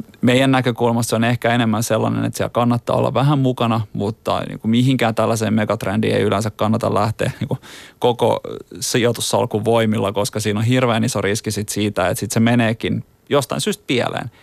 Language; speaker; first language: Finnish; native; Finnish